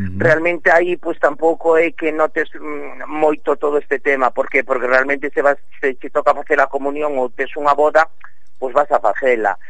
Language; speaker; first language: Galician; native; Galician